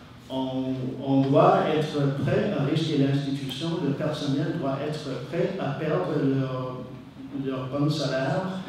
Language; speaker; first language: French; non-native, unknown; English